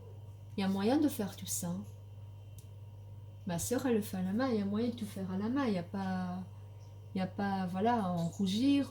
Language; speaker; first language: French; native; French